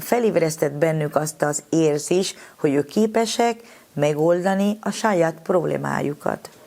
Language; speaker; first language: Hungarian; non-native, fluent; Spanish